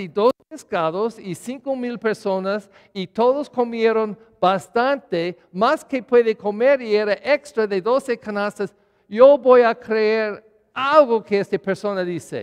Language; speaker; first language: Spanish; non-native, learner; English